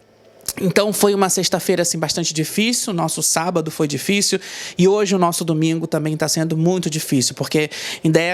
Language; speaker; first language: Portuguese; native; Portuguese